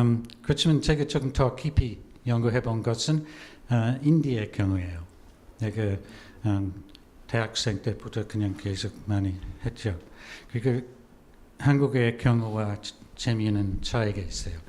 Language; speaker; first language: Korean; non-native, fluent; English